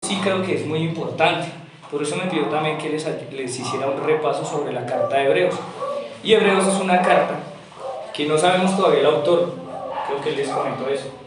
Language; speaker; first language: Spanish; native; Spanish